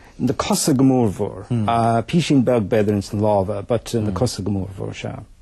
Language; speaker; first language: Irish; native; Irish